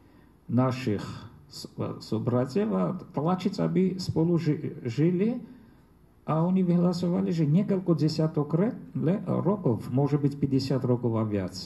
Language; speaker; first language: Slovak; non-native, fluent; Armenian